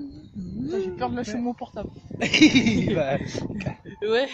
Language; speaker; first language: French; native; French